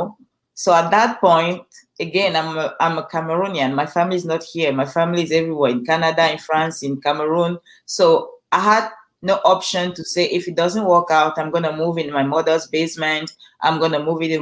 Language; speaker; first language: English; non-native, local second language; French